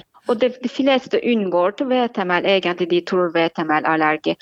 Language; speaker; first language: Norwegian; non-native, fluent; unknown